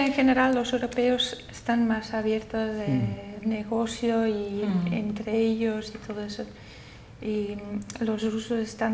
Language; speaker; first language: Spanish; non-native, fluent; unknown